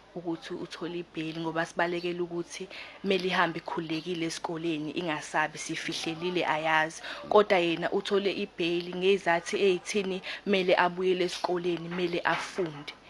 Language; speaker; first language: Zulu; native; Zulu